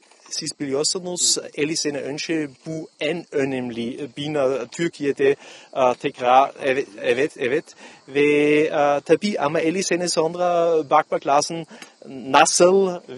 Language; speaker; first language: Turkish; non-native, fluent; German